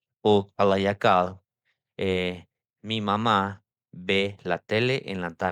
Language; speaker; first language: Spanish; non-native, local second language; Tzeltal